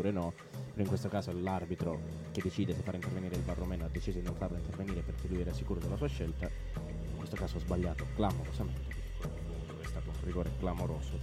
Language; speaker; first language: Italian; native; Italian